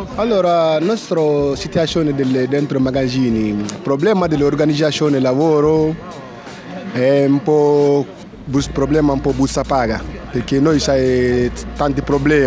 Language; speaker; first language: Italian; non-native, learner; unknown